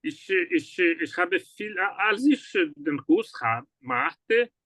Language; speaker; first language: German; non-native, learner; Portuguese